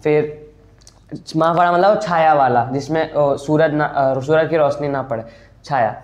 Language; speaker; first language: Hindi; non-native, local second language; Gujarati